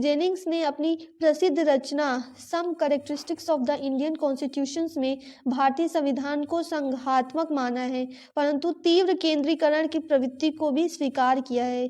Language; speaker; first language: Hindi; native; Hindi